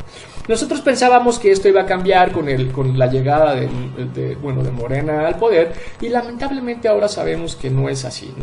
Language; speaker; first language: Spanish; native; Spanish